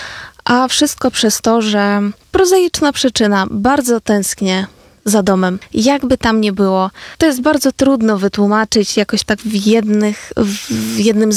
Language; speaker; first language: Polish; non-native, fluent; Ukrainian